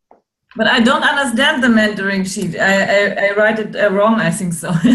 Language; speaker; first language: English; non-native, learner; German